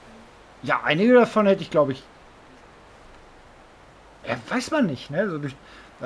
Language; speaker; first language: German; native; German